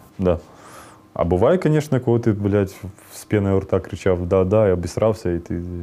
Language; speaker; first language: Ukrainian; non-native, local second language; Russian